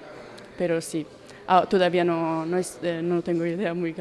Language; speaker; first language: Spanish; non-native, learner; Italian